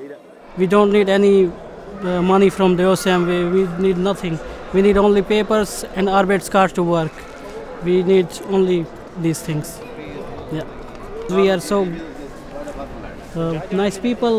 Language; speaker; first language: English; non-native, fluent; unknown